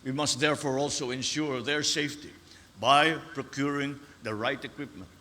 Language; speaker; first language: English; non-native, local second language; Filipino